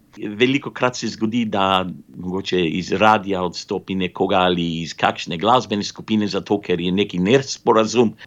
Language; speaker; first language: Slovenian; early bilingual, heritage; Slovenian